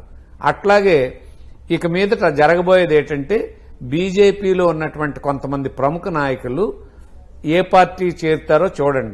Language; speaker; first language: Telugu; native; Telugu